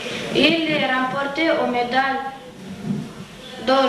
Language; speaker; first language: French; non-native, learner; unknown